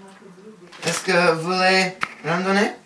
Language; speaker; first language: French; non-native, learner; English